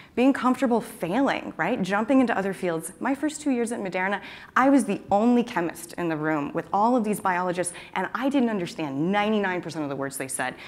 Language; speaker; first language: English; native; English